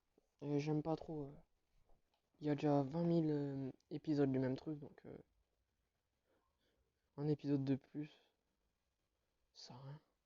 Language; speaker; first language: French; native; French